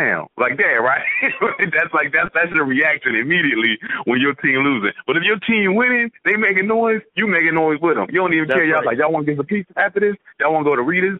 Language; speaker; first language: English; native; English